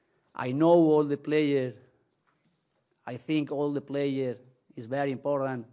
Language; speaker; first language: English; non-native, learner; Spanish